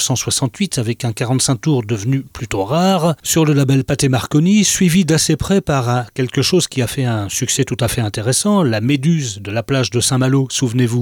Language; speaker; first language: French; native; French